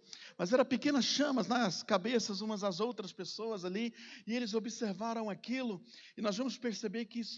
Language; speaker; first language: Portuguese; native; Portuguese